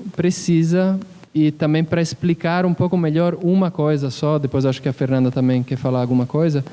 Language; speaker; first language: Portuguese; non-native, fluent; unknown